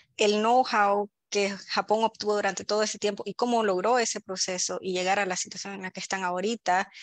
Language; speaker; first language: Spanish; native; Spanish